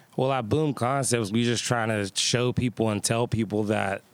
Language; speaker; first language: English; native; English